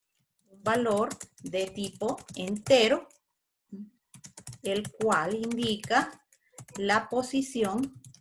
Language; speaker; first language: Spanish; native; Spanish